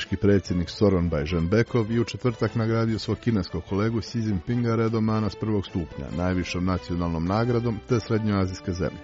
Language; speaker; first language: Croatian; non-native, fluent; Chinese